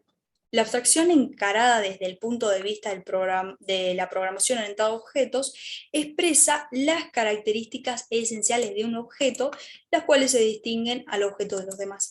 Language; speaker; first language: Spanish; native; Spanish